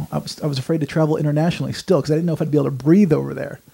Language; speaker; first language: English; native; English